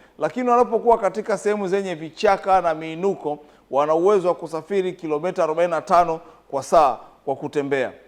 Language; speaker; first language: Swahili; native; Swahili